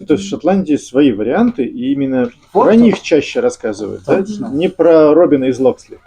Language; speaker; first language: Russian; native; Russian